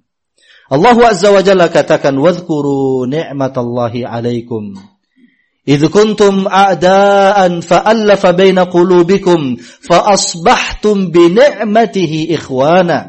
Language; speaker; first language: Arabic; non-native, fluent; Indonesian